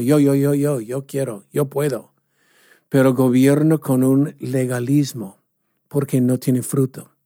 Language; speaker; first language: Spanish; non-native, fluent; English